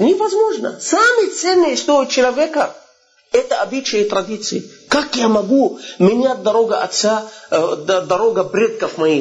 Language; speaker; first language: Russian; non-native, fluent; Arabic